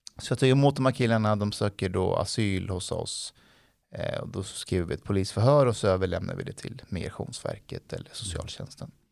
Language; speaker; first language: Swedish; early bilingual, other home language; Persian